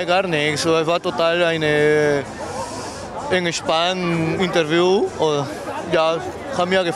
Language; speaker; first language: German; non-native, learner; Spanish